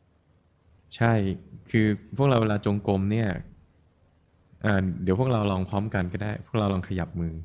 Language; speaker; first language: Thai; native; Thai